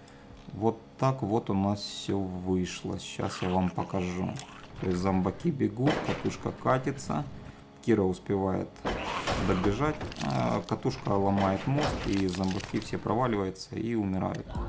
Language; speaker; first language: Russian; native; Russian